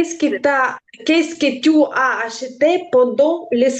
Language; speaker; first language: French; non-native, learner; Ukrainian